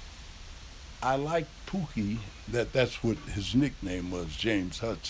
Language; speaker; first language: English; native; English